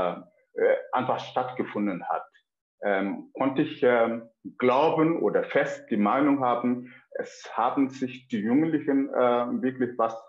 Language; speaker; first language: German; non-native, fluent; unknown